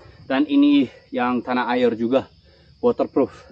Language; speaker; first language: Indonesian; non-native, fluent; English